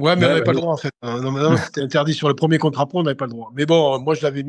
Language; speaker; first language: French; native; French